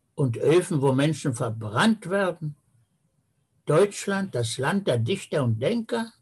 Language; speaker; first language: German; native; German